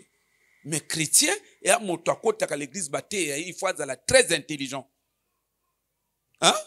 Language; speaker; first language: French; non-native, local second language; Lingala